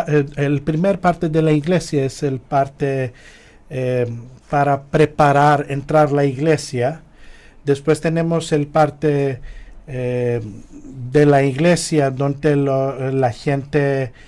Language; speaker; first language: Spanish; non-native, fluent; Greek